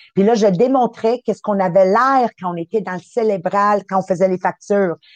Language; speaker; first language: French; native; French